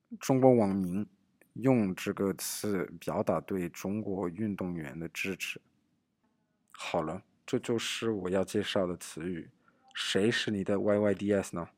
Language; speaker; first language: Chinese; non-native, learner; English